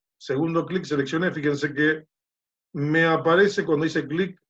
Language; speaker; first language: Spanish; native; Spanish